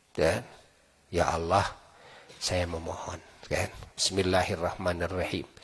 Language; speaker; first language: Indonesian; non-native, local second language; Sundanese